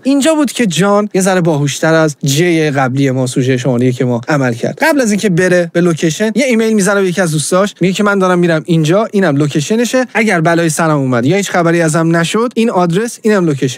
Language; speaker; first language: Persian; native; Persian